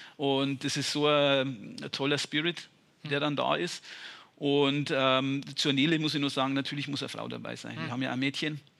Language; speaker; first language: German; native; German